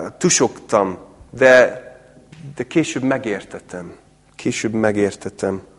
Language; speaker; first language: Hungarian; non-native, fluent; English